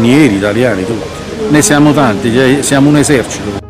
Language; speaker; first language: Italian; native; Italian